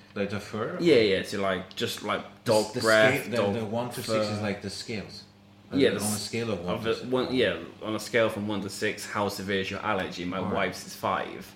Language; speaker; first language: English; non-native, fluent; Arabic